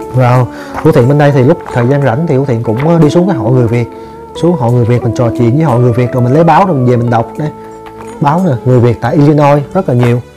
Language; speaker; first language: Vietnamese; native; Vietnamese